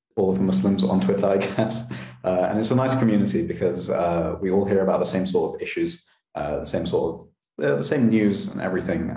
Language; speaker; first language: English; native; English